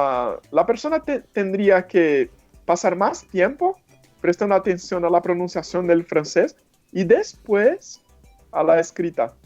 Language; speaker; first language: Spanish; non-native, fluent; Portuguese